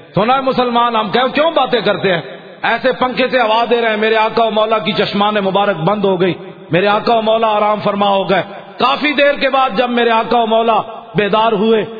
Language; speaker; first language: Urdu; native; Urdu